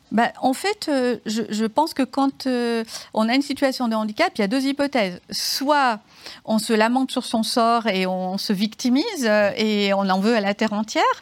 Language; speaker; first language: French; native; French